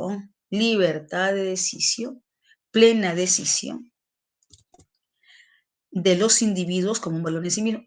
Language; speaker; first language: Spanish; native; Spanish